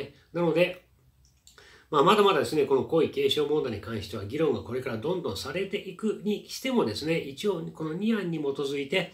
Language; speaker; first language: Japanese; native; Japanese